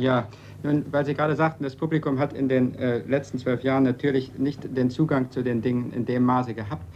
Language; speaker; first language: German; native; German